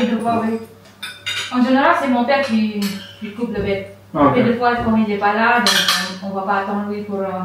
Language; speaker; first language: French; non-native, learner; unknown